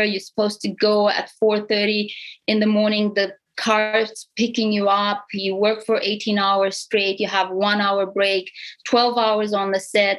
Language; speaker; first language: English; non-native, fluent; Romanian